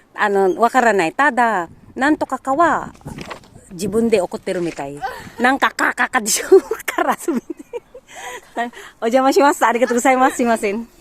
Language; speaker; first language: Japanese; early bilingual, other home language; Filipino